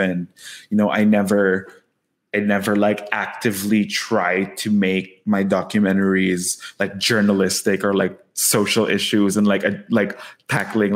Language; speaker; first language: English; non-native, local second language; Filipino